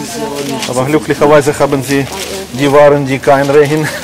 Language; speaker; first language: German; non-native, learner; Russian